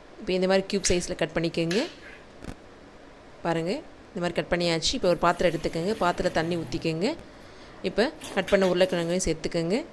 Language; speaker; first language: Tamil; native; Tamil